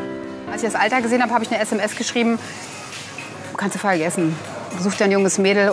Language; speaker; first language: German; native; German